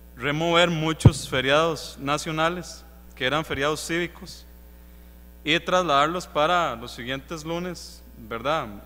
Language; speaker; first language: Spanish; native; Spanish